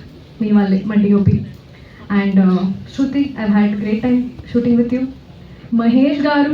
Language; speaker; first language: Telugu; non-native, local second language; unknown